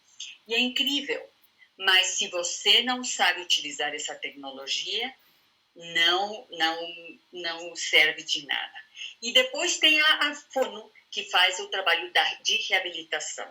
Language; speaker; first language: Portuguese; non-native, fluent; Spanish